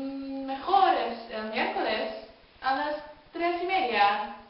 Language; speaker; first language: Spanish; non-native, learner; Dutch